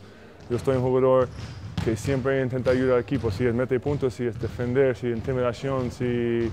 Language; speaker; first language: Spanish; non-native, fluent; English